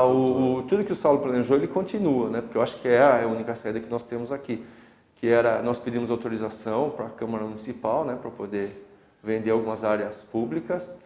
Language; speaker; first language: Portuguese; native; Portuguese